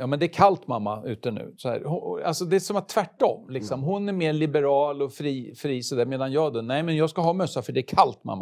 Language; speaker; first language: Swedish; native; Swedish